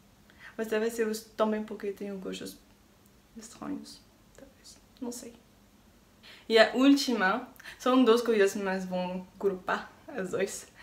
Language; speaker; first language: Portuguese; non-native, learner; French